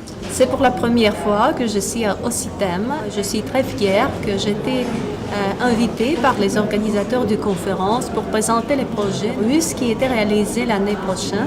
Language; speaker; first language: French; non-native, fluent; Russian